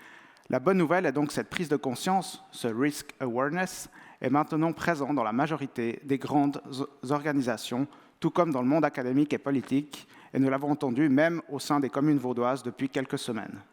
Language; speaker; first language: French; native; French